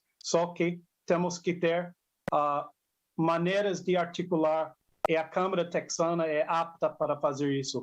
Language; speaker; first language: Portuguese; non-native, fluent; English